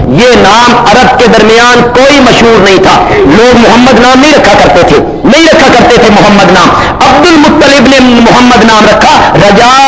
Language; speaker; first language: Urdu; non-native, local second language; Punjabi